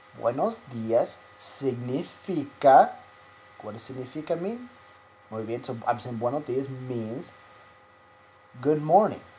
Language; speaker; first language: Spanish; non-native, fluent; English